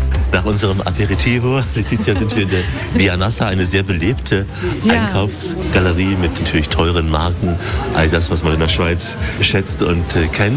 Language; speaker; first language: German; native; German